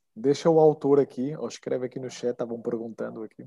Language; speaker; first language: Portuguese; native; Portuguese